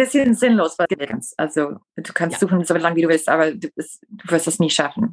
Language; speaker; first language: German; non-native, fluent; English